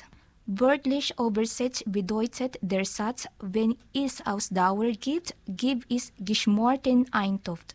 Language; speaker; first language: German; non-native, learner; Filipino